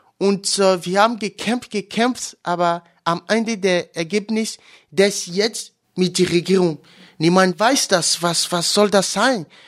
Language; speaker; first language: German; non-native, learner; Ewe